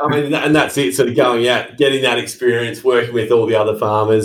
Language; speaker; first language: English; native; English